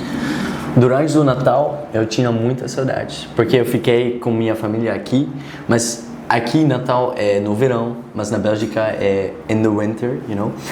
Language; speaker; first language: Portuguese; non-native, learner; Dutch